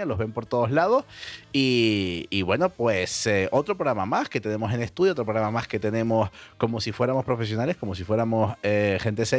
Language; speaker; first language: Spanish; native; Spanish